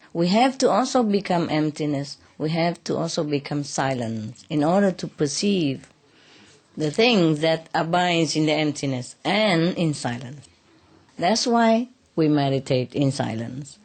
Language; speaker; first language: English; non-native, fluent; Vietnamese